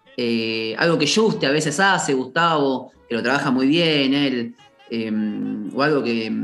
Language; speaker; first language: Spanish; native; Spanish